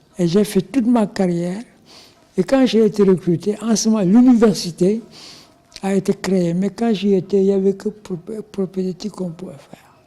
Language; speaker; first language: French; non-native, local second language; Wolof